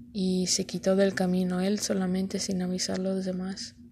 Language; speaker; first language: Spanish; early bilingual, heritage; Spanish